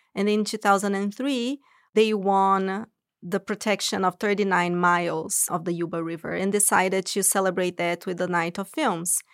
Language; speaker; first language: English; non-native, fluent; Portuguese